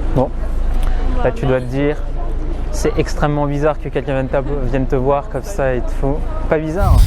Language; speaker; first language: French; native; French